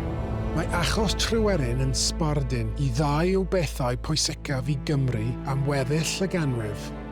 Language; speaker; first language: Welsh; non-native, local second language; English